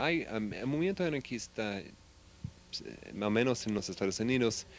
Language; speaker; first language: Spanish; non-native, fluent; English